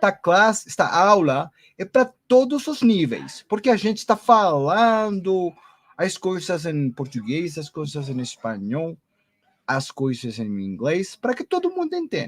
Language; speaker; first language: Portuguese; non-native, learner; Spanish